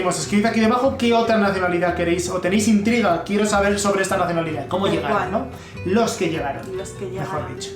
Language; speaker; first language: Spanish; native; Spanish